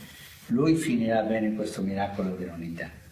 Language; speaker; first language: Italian; non-native, fluent; Spanish